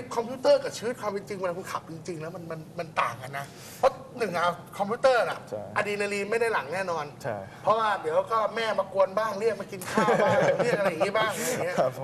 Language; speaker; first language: Thai; native; Thai